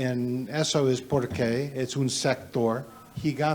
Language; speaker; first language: Spanish; non-native, learner; English